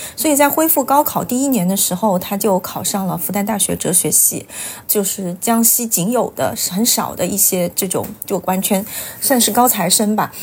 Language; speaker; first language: Chinese; native; Chinese